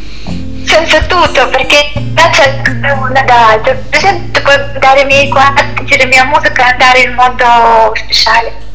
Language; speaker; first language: Italian; non-native, learner; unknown